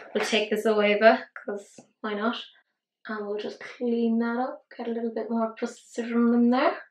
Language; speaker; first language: English; native; English